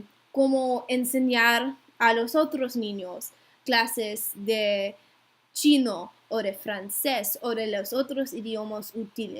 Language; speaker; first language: Spanish; non-native, learner; English